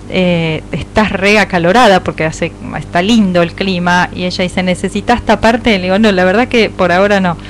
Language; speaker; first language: Spanish; native; Spanish